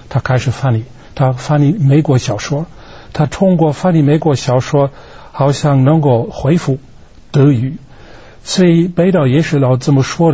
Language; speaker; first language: Chinese; non-native, fluent; German